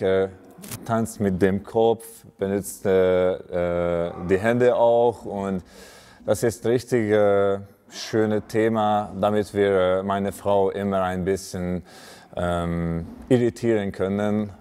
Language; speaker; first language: German; non-native, fluent; Hungarian